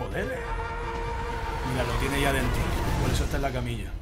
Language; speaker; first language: Spanish; native; Spanish